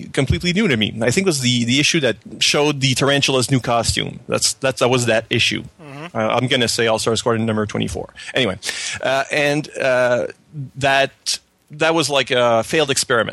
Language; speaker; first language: English; non-native, fluent; French